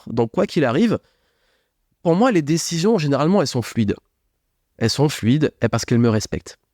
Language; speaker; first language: French; native; French